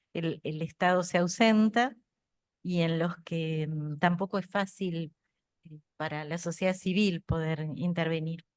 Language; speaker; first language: Spanish; native; Spanish